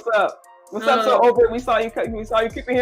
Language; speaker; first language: English; native; English